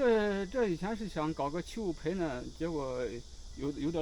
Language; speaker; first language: Chinese; native; Chinese